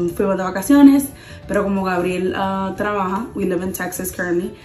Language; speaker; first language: Spanish; early bilingual, heritage; Spanish